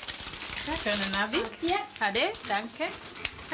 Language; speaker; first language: German; non-native, learner; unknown